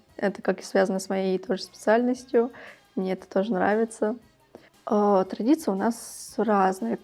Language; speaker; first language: Russian; early bilingual, other home language; Tajik